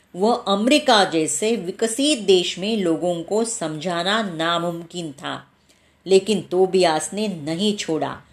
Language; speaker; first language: Hindi; non-native, local second language; Marathi